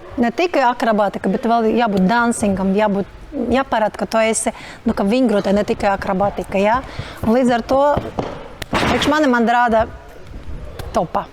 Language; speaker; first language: Latvian; non-native, local second language; Russian